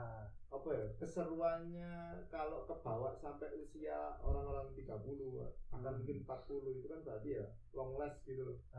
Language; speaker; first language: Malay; non-native, local second language; Javanese